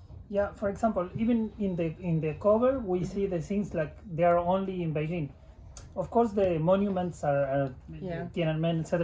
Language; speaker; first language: English; non-native, learner; Spanish